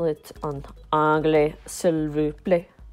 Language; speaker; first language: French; non-native, learner; English